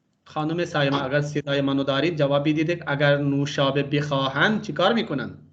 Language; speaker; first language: Persian; non-native, fluent; Urdu